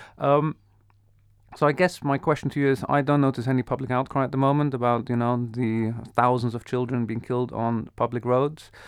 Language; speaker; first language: English; non-native, fluent; Dutch